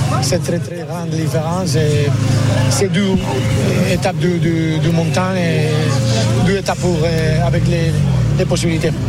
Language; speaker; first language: French; non-native, learner; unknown